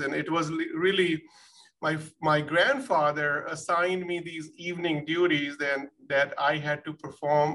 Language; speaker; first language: English; non-native, local second language; Punjabi